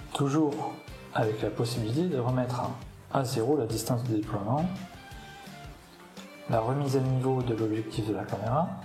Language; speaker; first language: French; native; French